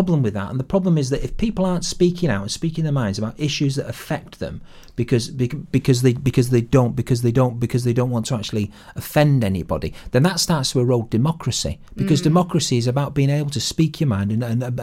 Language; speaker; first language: English; native; English